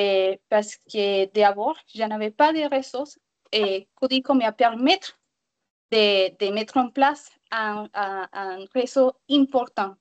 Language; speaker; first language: French; non-native, learner; Spanish